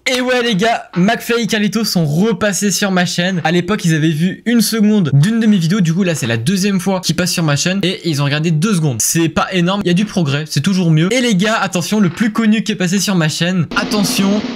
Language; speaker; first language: French; native; French